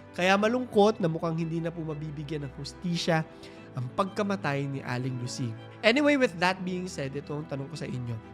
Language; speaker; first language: Filipino; native; Filipino